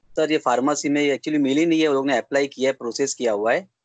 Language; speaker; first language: Hindi; native; Hindi